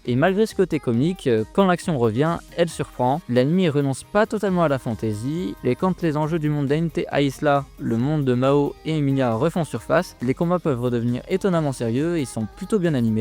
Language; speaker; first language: French; native; French